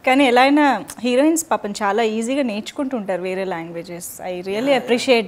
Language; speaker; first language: Telugu; native; Telugu